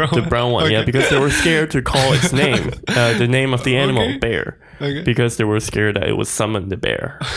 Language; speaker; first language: English; non-native, fluent; Chinese